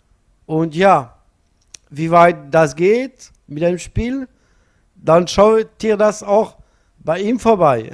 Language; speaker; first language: German; non-native, learner; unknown